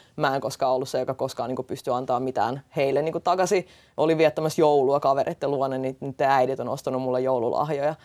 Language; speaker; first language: Finnish; early bilingual, other home language; Russian